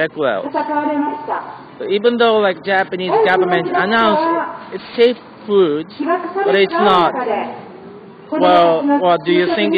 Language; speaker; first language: English; non-native, learner; Japanese